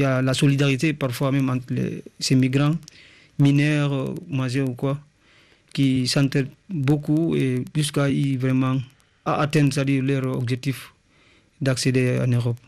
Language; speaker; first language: French; non-native, local second language; Fula